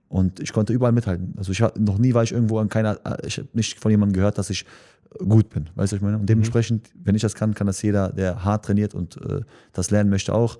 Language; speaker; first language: German; early bilingual, other home language; Chechen